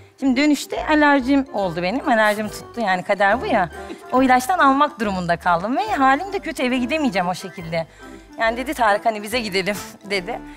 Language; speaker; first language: Turkish; native; Turkish